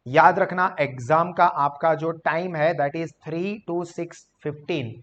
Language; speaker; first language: Hindi; non-native, local second language; Gujarati